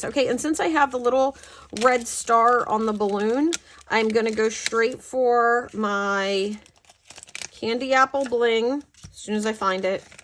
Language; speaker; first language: English; native; English